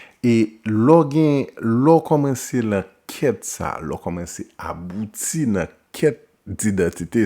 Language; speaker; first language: French; non-native, local second language; Haitian Creole